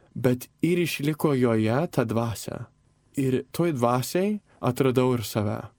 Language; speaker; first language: Lithuanian; early bilingual, heritage; Lithuanian